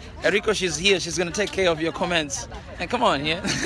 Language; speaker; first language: English; non-native, local second language; Swahili